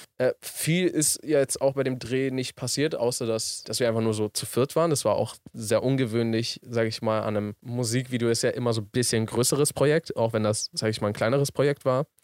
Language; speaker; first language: German; early bilingual, other home language; Persian